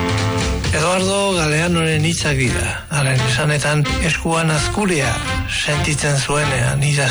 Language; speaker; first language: Basque; native; Basque